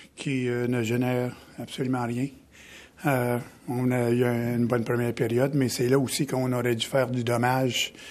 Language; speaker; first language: French; native; French